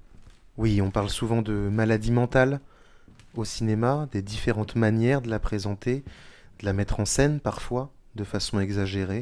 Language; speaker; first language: French; native; French